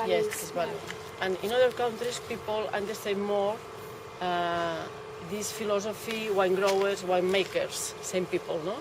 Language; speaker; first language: English; non-native, learner; Catalan